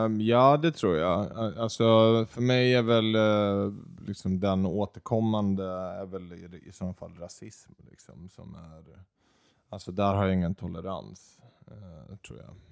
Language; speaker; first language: Swedish; early bilingual, other home language; Serbian